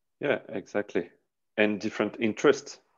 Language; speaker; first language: English; non-native, learner; French